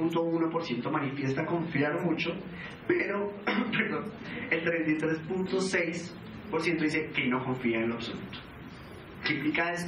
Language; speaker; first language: Spanish; native; Spanish